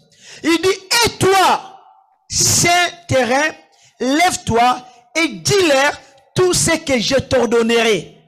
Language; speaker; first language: French; non-native, local second language; Lingala